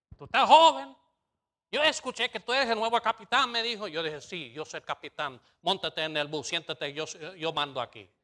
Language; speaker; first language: Spanish; non-native, fluent; English